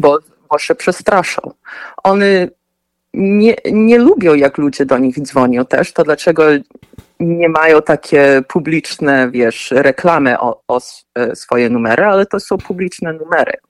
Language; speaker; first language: Polish; early bilingual, heritage; Polish